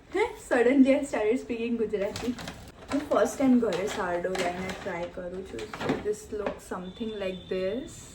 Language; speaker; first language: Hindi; non-native, local second language; Gujarati